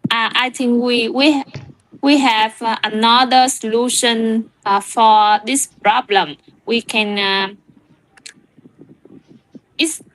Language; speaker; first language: English; non-native, learner; Vietnamese